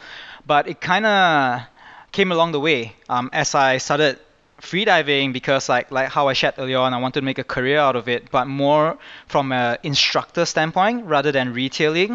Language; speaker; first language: English; native; English